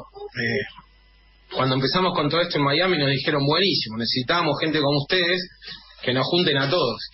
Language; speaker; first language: Spanish; native; Spanish